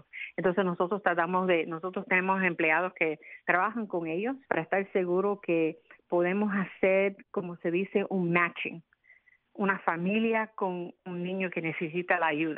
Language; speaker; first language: Spanish; early bilingual, other home language; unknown